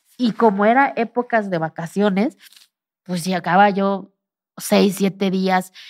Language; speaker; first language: Spanish; non-native, local second language; Zapotec